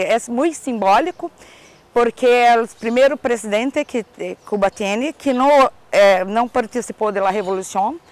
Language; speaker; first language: Portuguese; non-native, learner; Spanish